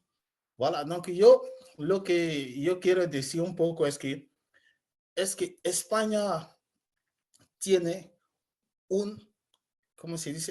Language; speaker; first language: Spanish; non-native, learner; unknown